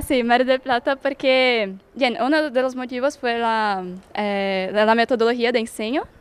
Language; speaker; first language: Spanish; non-native, learner; Portuguese